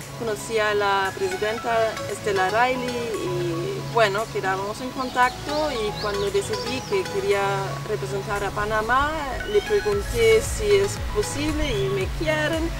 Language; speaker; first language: Spanish; non-native, fluent; German